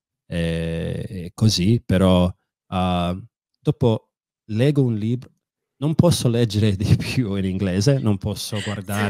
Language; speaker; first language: Italian; non-native, fluent; English